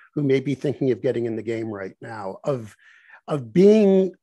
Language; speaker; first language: English; native; English